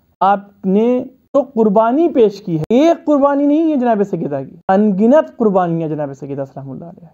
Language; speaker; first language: Urdu; native; Urdu